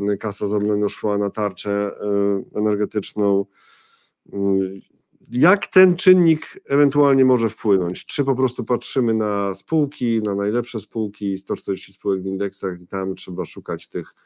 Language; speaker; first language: Polish; native; Polish